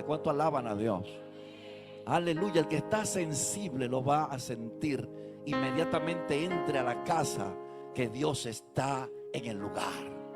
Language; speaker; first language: Spanish; native; Spanish